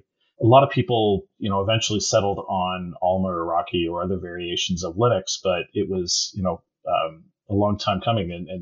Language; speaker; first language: English; native; English